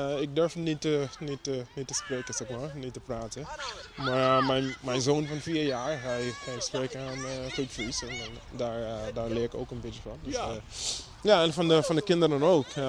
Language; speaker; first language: Dutch; non-native, fluent; English